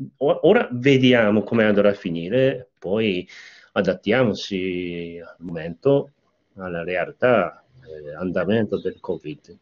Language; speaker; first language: Italian; non-native, fluent; Japanese